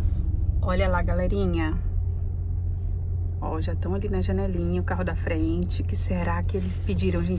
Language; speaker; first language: Portuguese; native; Portuguese